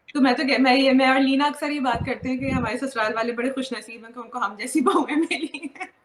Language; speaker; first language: Urdu; native; Urdu